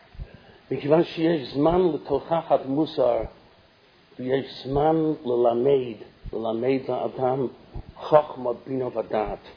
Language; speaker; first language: Hebrew; non-native, fluent; English